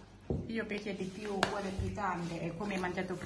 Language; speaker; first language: Italian; non-native, learner; Thai